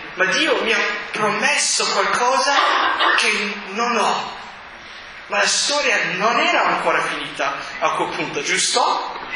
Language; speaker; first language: Italian; non-native, fluent; English